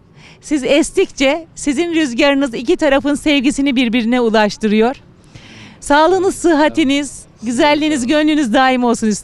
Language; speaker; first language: Turkish; native; Turkish